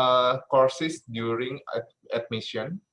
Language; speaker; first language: English; non-native, learner; Indonesian